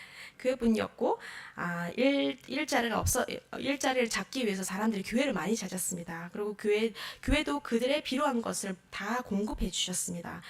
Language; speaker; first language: Korean; non-native, fluent; Mongolian